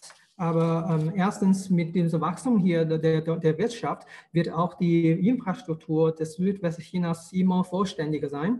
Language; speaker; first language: German; non-native, fluent; Chinese